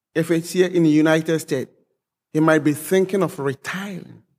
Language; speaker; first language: English; non-native, local second language; Akan